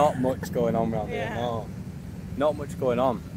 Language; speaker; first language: English; native; English